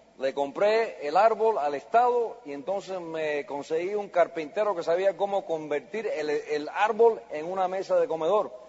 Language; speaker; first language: Spanish; early bilingual, heritage; Spanish